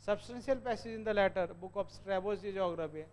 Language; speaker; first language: English; non-native, local second language; Marathi